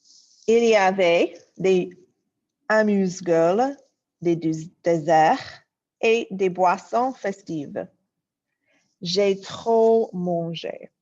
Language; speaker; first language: French; non-native, fluent; English